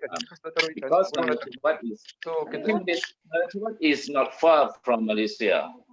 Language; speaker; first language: English; non-native, learner; Malay